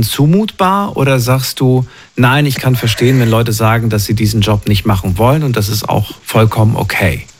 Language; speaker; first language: German; native; German